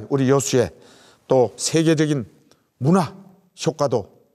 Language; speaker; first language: Korean; native; Korean